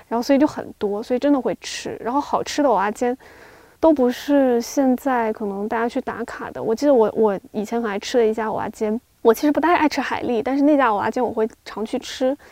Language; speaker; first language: Chinese; native; Chinese